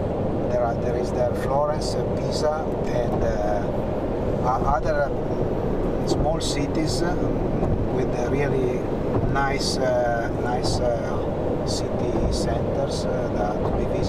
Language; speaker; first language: English; non-native, learner; Italian